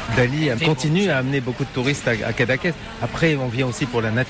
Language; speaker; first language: French; native; French